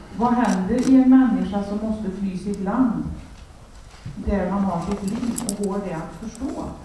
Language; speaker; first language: Swedish; native; Swedish